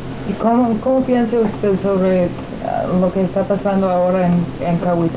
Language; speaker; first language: Spanish; non-native, learner; English